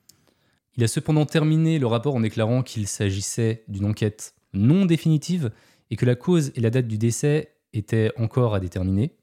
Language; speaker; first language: French; native; French